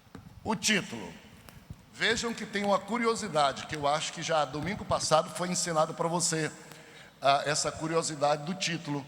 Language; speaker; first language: Portuguese; native; Portuguese